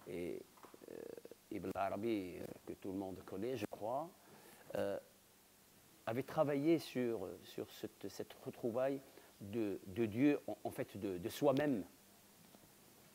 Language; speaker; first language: French; non-native, local second language; Arabic